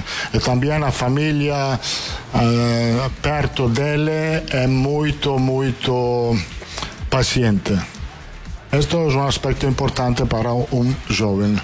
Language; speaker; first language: Spanish; non-native, fluent; Italian